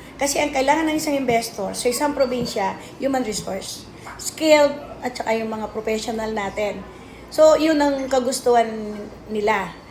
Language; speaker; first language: Filipino; non-native, local second language; Pampanga